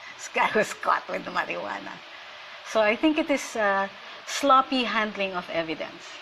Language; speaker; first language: English; non-native, local second language; Filipino